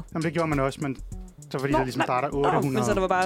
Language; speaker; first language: Danish; native; Danish